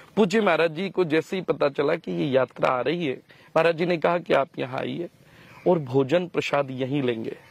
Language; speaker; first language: Hindi; native; Hindi